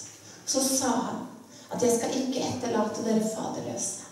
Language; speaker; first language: Norwegian; native; Norwegian